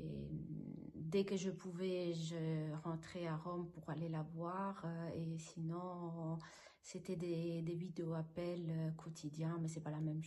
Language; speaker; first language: French; non-native, fluent; Italian